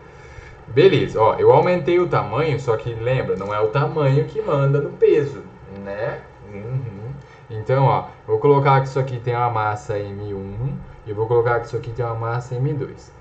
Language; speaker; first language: Portuguese; native; Portuguese